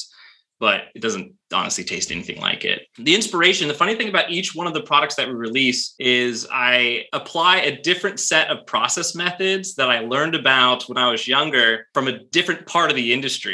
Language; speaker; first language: English; native; English